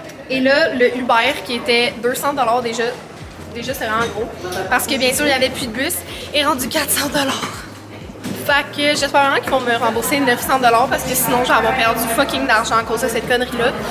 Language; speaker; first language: French; native; French